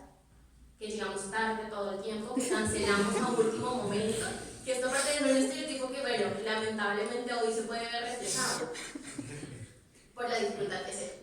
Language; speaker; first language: Spanish; native; Spanish